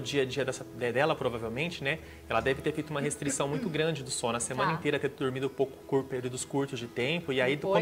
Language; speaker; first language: Portuguese; native; Portuguese